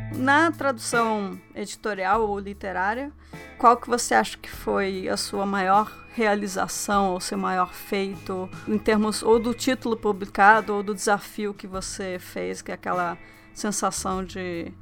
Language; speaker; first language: Portuguese; native; Portuguese